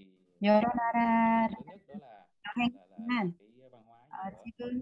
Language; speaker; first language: Korean; non-native, fluent; Vietnamese